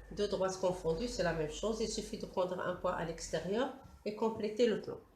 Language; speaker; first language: French; non-native, local second language; Arabic